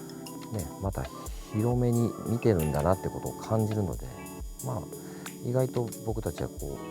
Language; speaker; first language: Japanese; native; Japanese